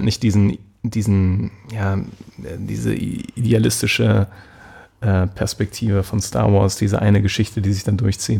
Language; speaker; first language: German; native; German